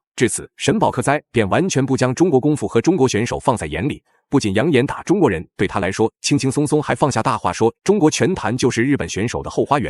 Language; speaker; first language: Chinese; native; Chinese